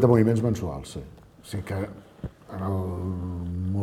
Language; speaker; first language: Catalan; native; Catalan